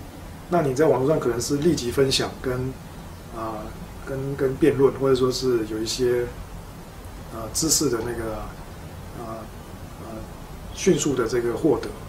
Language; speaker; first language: Chinese; native; Chinese